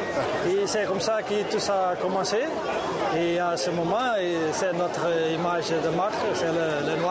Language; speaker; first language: French; non-native, fluent; Portuguese